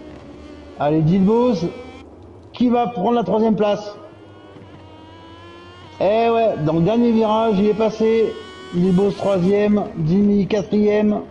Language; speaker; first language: French; native; French